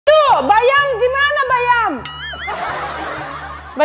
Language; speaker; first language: Indonesian; non-native, learner; Russian